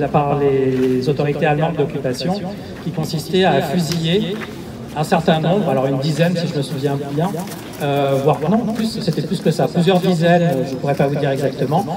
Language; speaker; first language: French; native; French